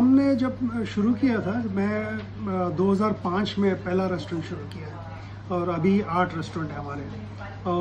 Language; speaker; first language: Hindi; non-native, local second language; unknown